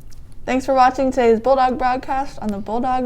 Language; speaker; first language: English; native; English